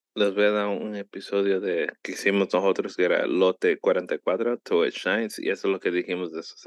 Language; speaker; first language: Spanish; early bilingual, heritage; Spanish